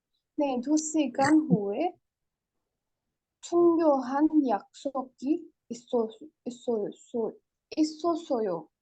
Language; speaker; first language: Korean; non-native, learner; Hindi